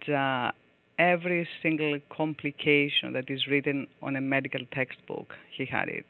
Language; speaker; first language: English; non-native, fluent; Greek